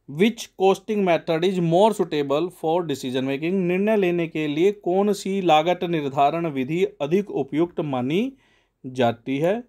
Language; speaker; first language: Hindi; native; Hindi